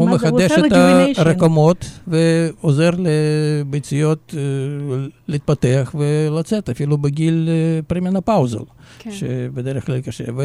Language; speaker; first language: Hebrew; non-native, fluent; Russian